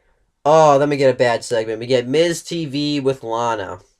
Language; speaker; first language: English; native; English